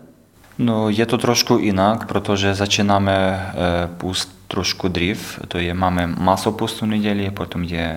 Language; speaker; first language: Czech; non-native, learner; Ukrainian